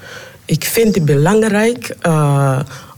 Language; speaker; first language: Dutch; non-native, learner; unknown